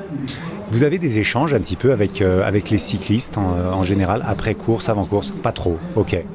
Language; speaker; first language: French; native; French